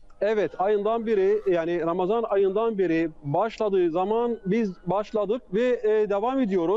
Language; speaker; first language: Turkish; non-native, fluent; Arabic